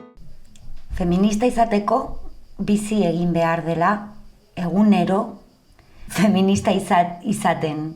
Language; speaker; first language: Basque; non-native, local second language; Spanish